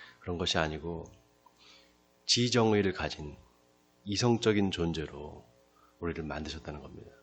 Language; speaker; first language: Korean; native; Korean